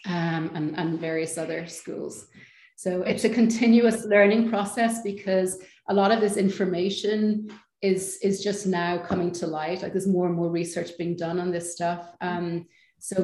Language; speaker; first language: English; native; English